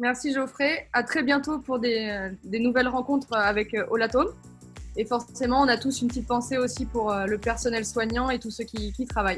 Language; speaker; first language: French; native; French